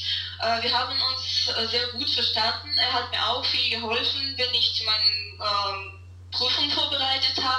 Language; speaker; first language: German; non-native, fluent; Russian